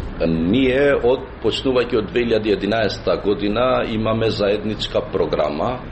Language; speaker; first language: Macedonian; non-native, local second language; Albanian